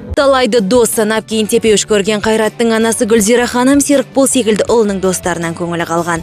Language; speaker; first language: Kazakh; native; Kazakh